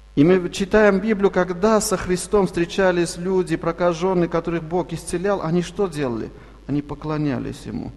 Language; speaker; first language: Russian; non-native, local second language; Armenian